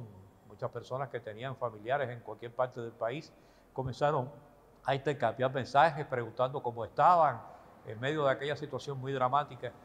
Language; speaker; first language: Spanish; native; Spanish